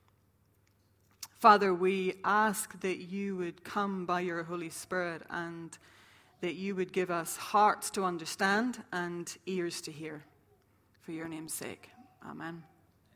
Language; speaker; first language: English; native; English